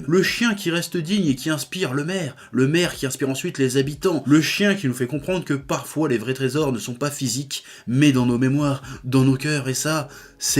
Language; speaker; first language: French; native; French